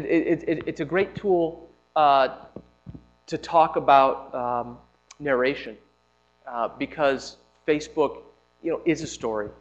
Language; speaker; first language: English; native; English